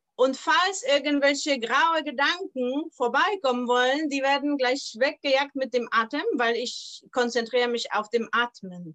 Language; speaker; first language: German; non-native, fluent; Polish